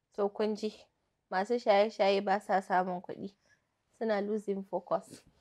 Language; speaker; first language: Hausa; native; Hausa